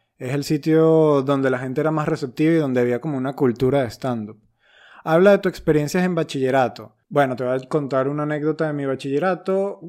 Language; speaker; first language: Spanish; native; Spanish